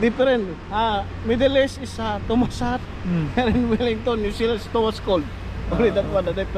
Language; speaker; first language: English; non-native, learner; Filipino